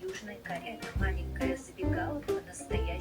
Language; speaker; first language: Russian; non-native, local second language; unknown